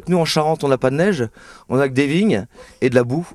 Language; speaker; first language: French; native; French